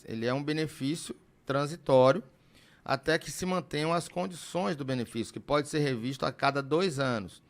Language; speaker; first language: Portuguese; native; Portuguese